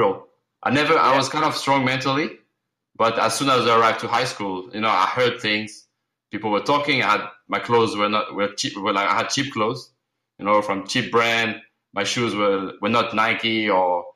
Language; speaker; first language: English; early bilingual, other home language; Arabic